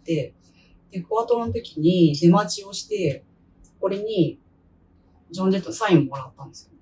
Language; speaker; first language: Japanese; native; Japanese